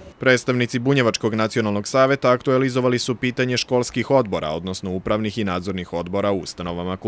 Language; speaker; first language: Serbian; native; Serbian